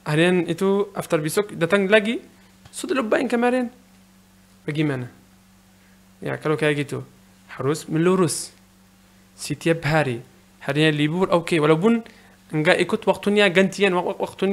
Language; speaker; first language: Indonesian; non-native, learner; Arabic